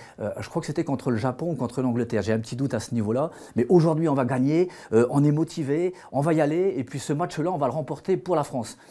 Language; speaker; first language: French; native; French